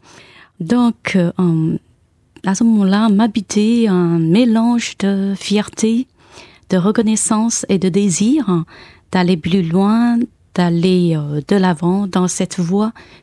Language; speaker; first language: French; non-native, fluent; Chinese